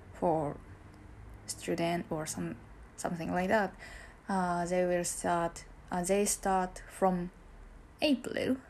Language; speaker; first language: English; non-native, learner; Japanese